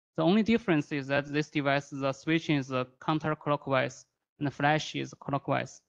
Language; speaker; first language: English; non-native, fluent; Chinese